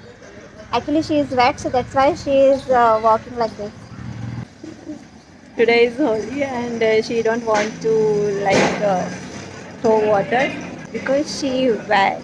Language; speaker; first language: English; non-native, learner; Hindi